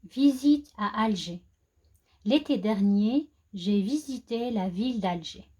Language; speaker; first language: French; non-native, local second language; Arabic